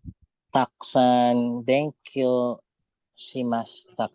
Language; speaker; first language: Japanese; non-native, learner; Filipino